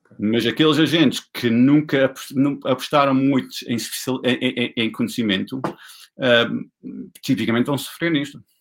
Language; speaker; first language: Portuguese; non-native, fluent; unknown